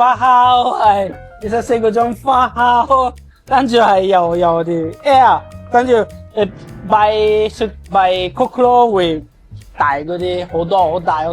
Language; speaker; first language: Cantonese; non-native, learner; Italian